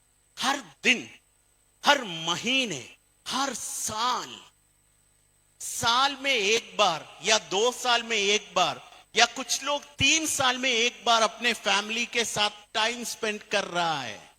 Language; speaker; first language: Hindi; non-native, local second language; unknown